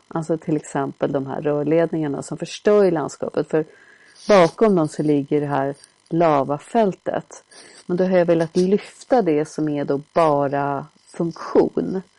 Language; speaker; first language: Swedish; native; Swedish